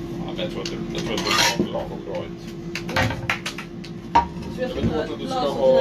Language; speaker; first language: Swedish; native; Swedish